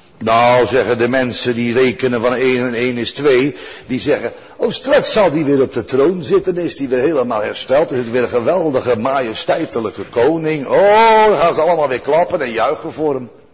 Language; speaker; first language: Dutch; native; Dutch